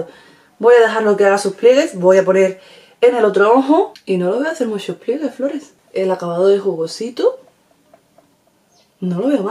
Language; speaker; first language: Spanish; native; Spanish